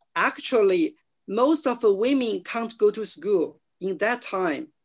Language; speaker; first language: English; non-native, learner; Chinese